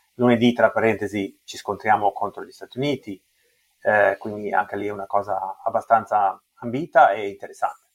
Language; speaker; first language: Italian; early bilingual, heritage; Italian